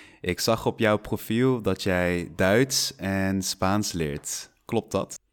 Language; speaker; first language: Dutch; non-native, fluent; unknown